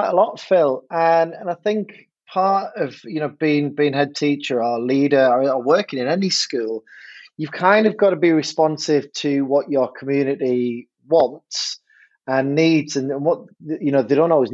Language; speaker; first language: English; native; English